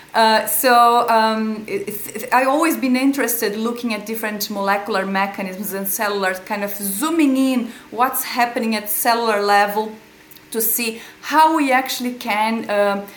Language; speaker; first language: English; non-native, fluent; Portuguese